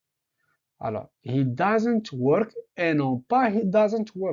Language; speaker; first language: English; non-native, fluent; French